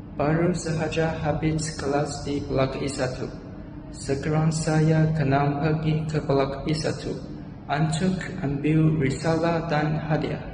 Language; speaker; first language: Malay; non-native, learner; Chinese